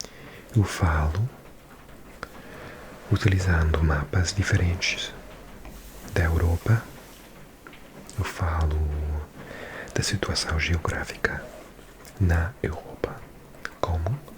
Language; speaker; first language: Portuguese; non-native, learner; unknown